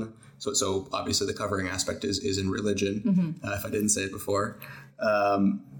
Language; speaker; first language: English; native; English